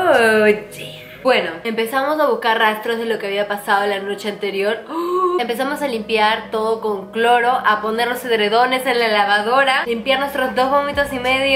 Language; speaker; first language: Spanish; native; Spanish